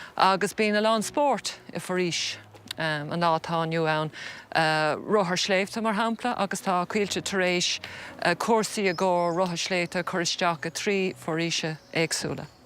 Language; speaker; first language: Irish; native; Irish